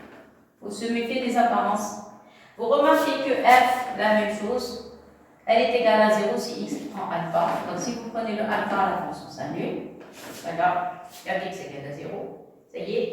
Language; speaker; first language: French; non-native, local second language; Arabic